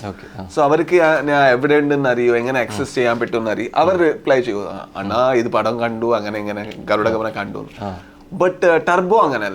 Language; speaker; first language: Malayalam; non-native, local second language; Kannada